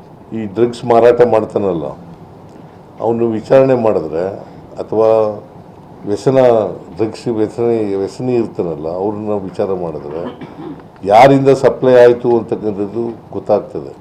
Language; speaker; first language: Kannada; native; Kannada